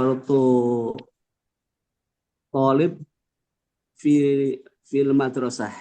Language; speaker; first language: Arabic; non-native, learner; Indonesian